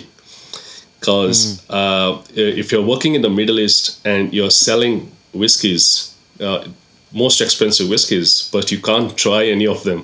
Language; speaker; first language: English; non-native, local second language; Konkani